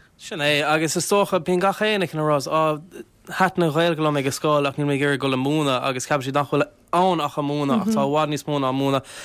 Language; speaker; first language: Irish; non-native, local second language; English